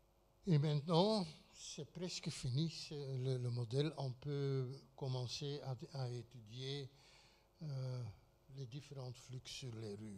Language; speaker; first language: French; non-native, fluent; Dutch